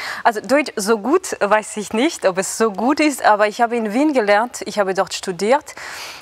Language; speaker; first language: German; non-native, fluent; Georgian